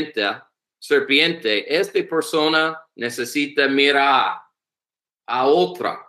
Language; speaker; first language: Spanish; non-native, learner; English